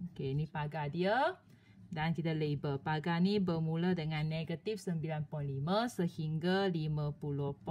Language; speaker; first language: Malay; non-native, local second language; Chinese